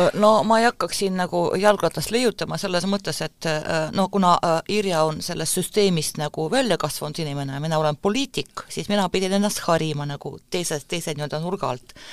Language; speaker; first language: Estonian; non-native, local second language; Russian